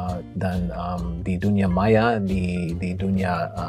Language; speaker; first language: Indonesian; non-native, fluent; English